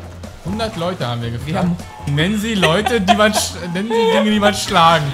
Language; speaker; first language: German; native; German